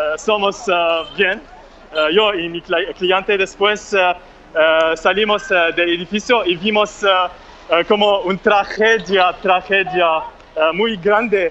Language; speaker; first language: Spanish; non-native, fluent; Arabic